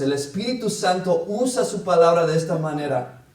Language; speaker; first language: Spanish; non-native, fluent; English